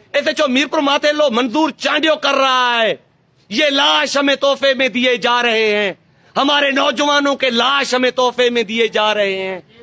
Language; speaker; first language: Urdu; non-native, local second language; Sindhi